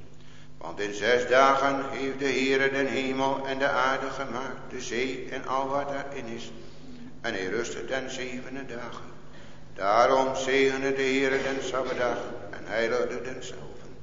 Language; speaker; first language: Dutch; native; Dutch